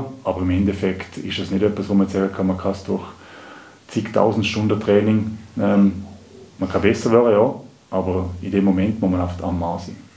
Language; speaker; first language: German; native; German